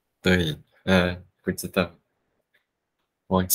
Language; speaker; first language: Chinese; non-native, learner; Vietnamese